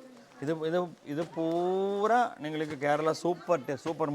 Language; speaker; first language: Malayalam; non-native, local second language; Tamil